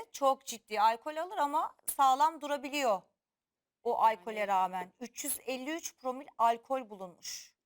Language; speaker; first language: Turkish; native; Turkish